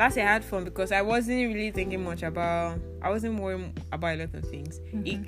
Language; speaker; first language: English; non-native, local second language; Yoruba